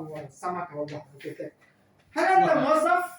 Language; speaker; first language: Arabic; non-native, fluent; Indonesian